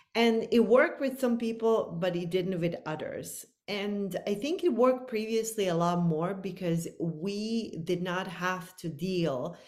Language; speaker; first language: English; non-native, fluent; Bosnian